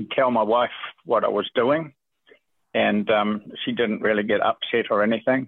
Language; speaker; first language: English; native; English